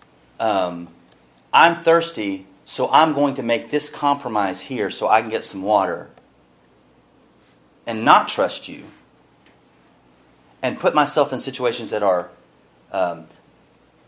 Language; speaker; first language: English; native; English